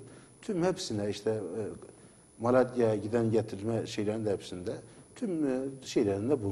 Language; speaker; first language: Turkish; native; Turkish